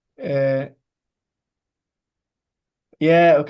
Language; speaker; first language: English; non-native, learner; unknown